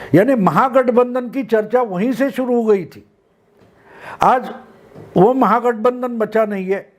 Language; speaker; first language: Hindi; non-native, local second language; Marathi